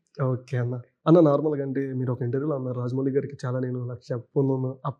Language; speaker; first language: Telugu; native; Telugu